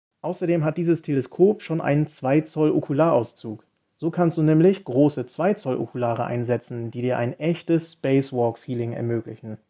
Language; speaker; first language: German; native; German